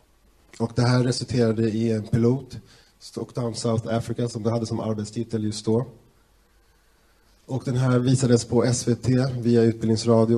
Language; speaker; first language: Swedish; native; Swedish